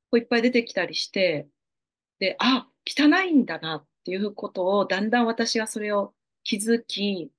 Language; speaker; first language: Japanese; native; Japanese